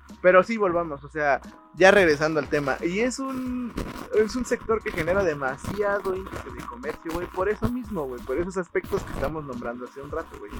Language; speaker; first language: Spanish; native; Spanish